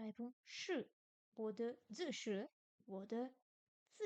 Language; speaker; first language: Chinese; non-native, learner; French